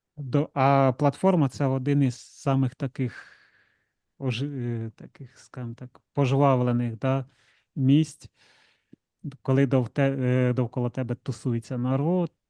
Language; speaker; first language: Ukrainian; non-native, local second language; Russian